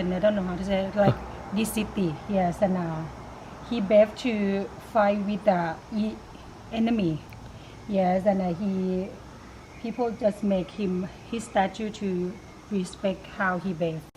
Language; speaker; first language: English; non-native, learner; Thai